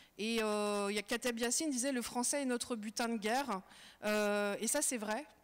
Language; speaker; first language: French; early bilingual, other home language; Kabyle